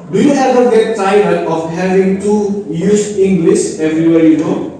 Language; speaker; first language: English; non-native, learner; Indonesian